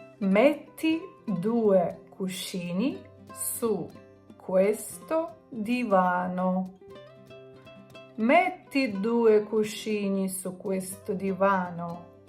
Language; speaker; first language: Italian; non-native, fluent; Ukrainian